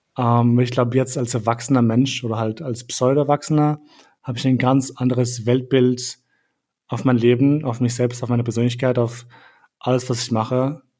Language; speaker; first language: German; early bilingual, other home language; Albanian